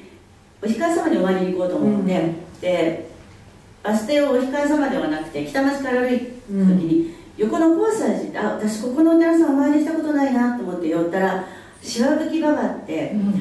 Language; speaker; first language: Japanese; native; Japanese